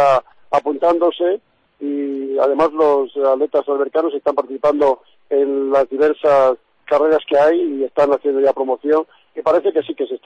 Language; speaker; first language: Spanish; native; Spanish